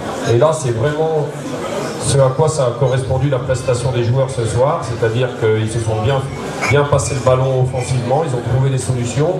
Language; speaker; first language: French; native; French